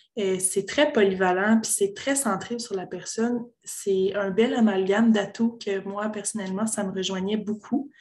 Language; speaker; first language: French; native; French